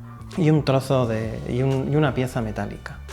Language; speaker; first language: Spanish; native; Spanish